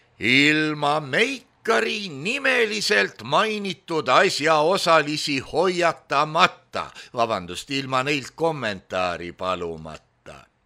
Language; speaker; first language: Estonian; native; Estonian